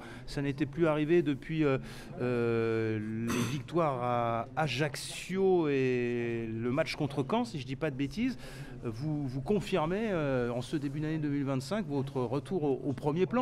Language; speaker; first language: French; native; French